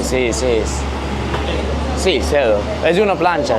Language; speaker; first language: Spanish; non-native, learner; English